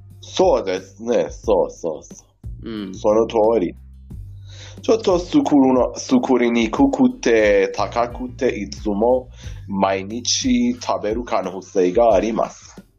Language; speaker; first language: Japanese; non-native, learner; Persian